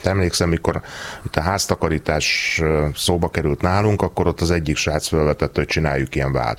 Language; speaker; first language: Hungarian; native; Hungarian